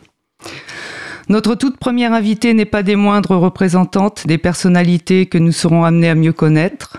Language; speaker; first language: French; native; French